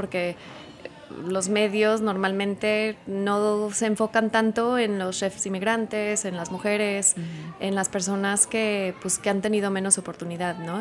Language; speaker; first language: Spanish; early bilingual, heritage; Spanish